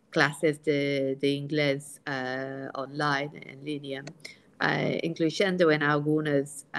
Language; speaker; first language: Spanish; non-native, fluent; English